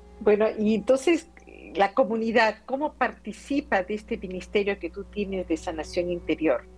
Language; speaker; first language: Spanish; native; Spanish